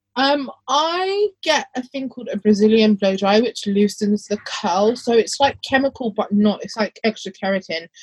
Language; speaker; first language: English; native; English